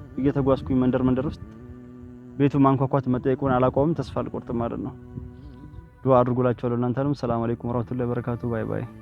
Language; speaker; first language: Amharic; native; Amharic